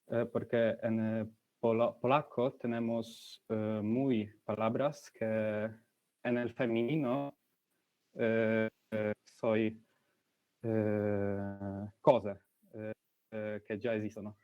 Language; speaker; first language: Spanish; non-native, learner; Polish